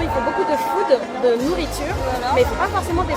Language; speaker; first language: French; native; French